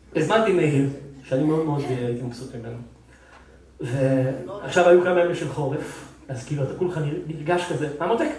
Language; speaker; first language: Hebrew; native; Hebrew